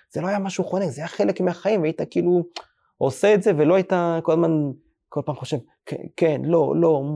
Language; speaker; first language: Hebrew; early bilingual, other home language; Amharic